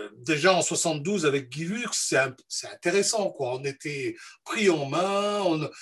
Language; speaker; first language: French; non-native, local second language; Malagasy